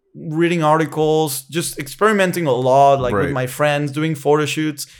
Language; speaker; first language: English; non-native, fluent; Spanish